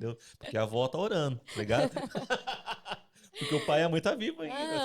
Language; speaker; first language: Portuguese; native; Portuguese